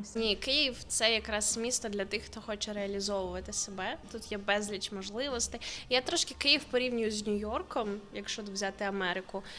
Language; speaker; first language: Ukrainian; native; Ukrainian